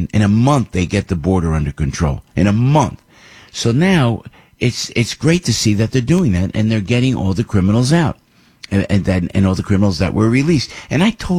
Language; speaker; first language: English; native; English